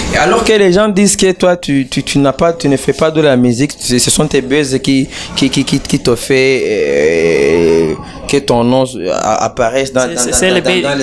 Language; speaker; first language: French; non-native, local second language; Rundi